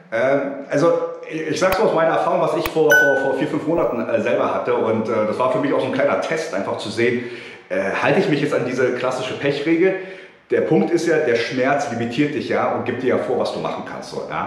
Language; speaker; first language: German; native; German